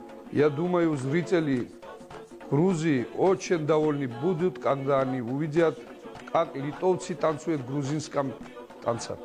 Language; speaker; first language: Russian; non-native, learner; Georgian